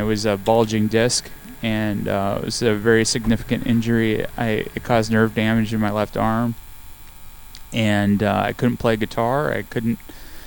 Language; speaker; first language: English; native; English